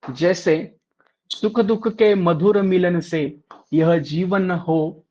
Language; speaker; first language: Hindi; non-native, local second language; Marathi